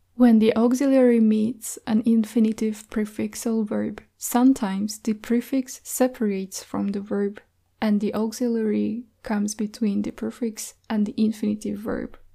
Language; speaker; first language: English; non-native, fluent; Hungarian